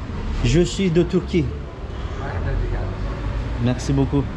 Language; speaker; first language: French; non-native, learner; Turkish